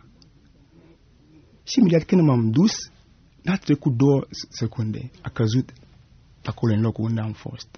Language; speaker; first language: Romanian; non-native, fluent; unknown